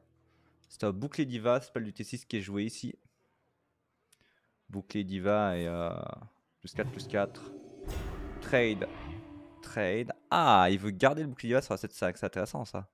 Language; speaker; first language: French; native; French